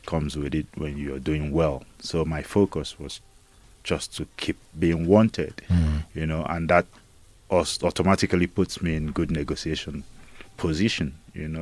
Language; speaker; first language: English; non-native, local second language; Igbo